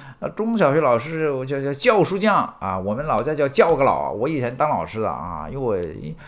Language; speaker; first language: Chinese; native; Chinese